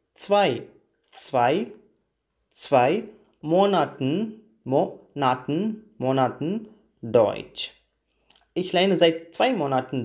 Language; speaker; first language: German; non-native, learner; Tamil